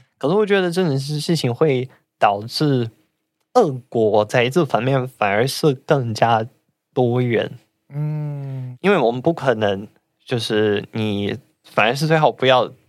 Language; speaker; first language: Chinese; non-native, fluent; Russian